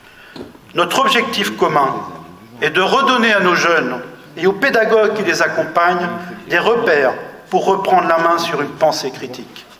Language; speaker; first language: French; native; French